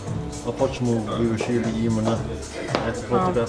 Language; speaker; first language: Russian; non-native, learner; English